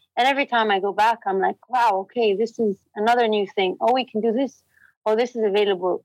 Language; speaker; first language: English; non-native, fluent; Arabic